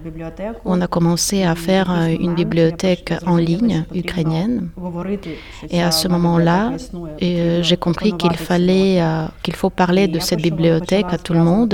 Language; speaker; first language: French; non-native, fluent; Ukrainian